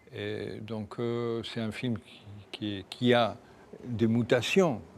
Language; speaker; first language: French; non-native, fluent; Spanish